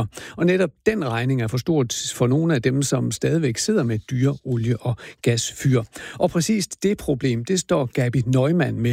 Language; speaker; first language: Danish; native; Danish